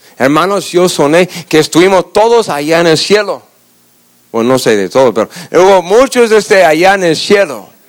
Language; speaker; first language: Spanish; non-native, fluent; English